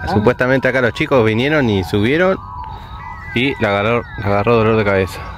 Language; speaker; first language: Spanish; native; Spanish